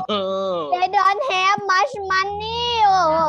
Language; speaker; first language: English; non-native, learner; Thai